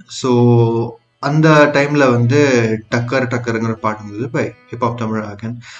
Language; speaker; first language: Tamil; early bilingual, other home language; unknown